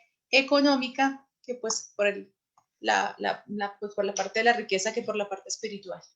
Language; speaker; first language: Spanish; native; Spanish